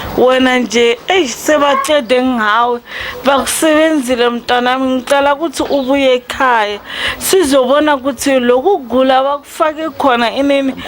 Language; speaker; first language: Zulu; non-native, local second language; Tsonga